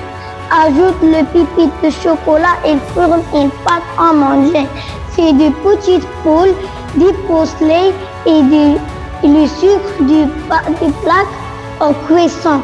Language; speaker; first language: French; non-native, learner; Arabic